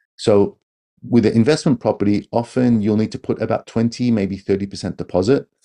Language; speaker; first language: English; native; English